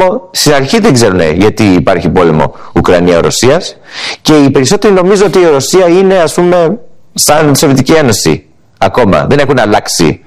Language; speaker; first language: Greek; early bilingual, heritage; English